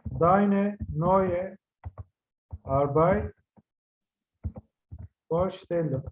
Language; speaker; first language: German; non-native, fluent; Turkish